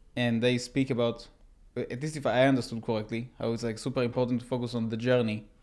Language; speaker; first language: English; non-native, fluent; Hebrew